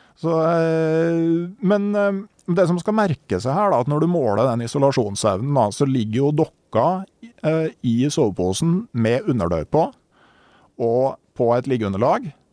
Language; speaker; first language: Norwegian; native; Norwegian